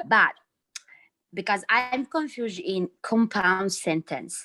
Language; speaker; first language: English; non-native, learner; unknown